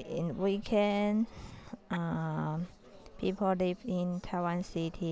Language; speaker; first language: English; non-native, learner; Chinese